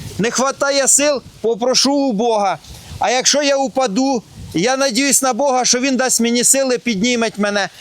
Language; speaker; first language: Ukrainian; non-native, local second language; Russian